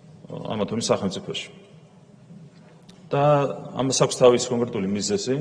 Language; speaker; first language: Georgian; native; Georgian